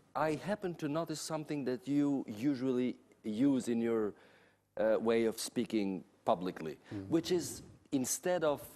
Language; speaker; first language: English; non-native, fluent; Albanian